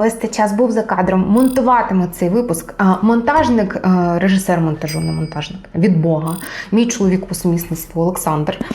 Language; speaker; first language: Ukrainian; native; Ukrainian